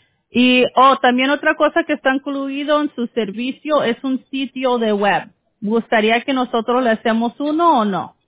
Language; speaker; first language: Spanish; early bilingual, heritage; Spanish